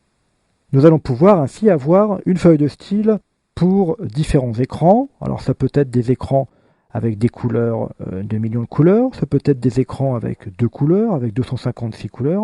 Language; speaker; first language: French; native; French